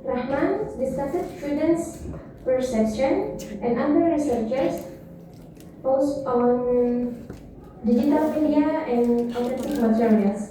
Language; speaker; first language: English; non-native, fluent; Indonesian